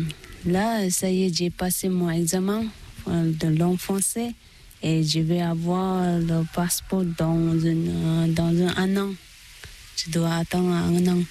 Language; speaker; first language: French; non-native, learner; Tibetan